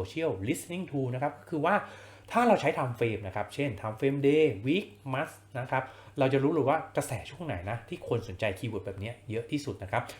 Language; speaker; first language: Thai; native; Thai